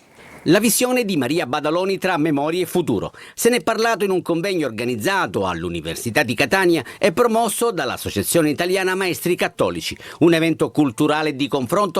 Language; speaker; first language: Italian; native; Italian